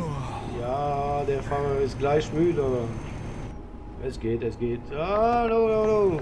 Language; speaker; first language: German; non-native, learner; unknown